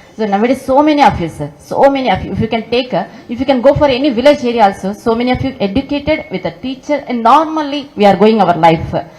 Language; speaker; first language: English; non-native, local second language; Telugu